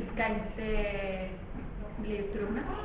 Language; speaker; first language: Swedish; non-native, fluent; Spanish